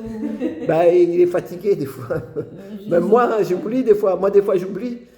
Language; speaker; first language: French; native; French